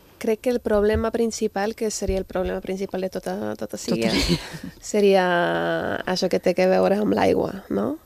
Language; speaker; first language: Catalan; non-native, fluent; German